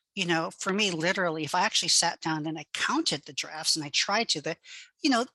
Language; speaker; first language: English; early bilingual, other home language; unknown